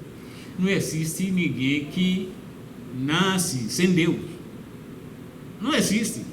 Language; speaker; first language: Portuguese; non-native, fluent; Yoruba